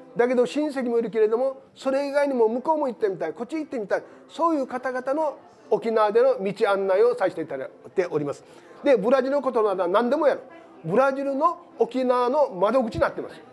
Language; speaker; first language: Japanese; native; Japanese